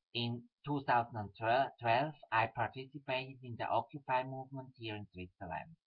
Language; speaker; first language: English; non-native, fluent; Swiss German